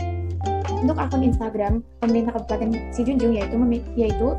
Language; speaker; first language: Indonesian; native; Indonesian